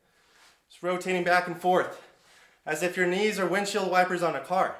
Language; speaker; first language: English; native; English